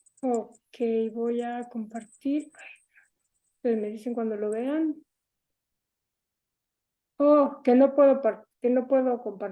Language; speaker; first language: Spanish; native; Spanish